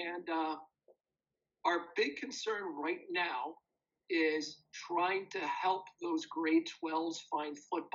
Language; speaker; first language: English; native; English